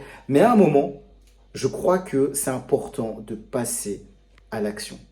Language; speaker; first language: French; native; French